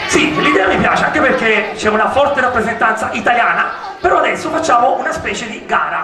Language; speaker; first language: Italian; native; Italian